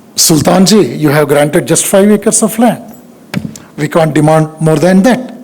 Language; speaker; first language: English; non-native, local second language; Kannada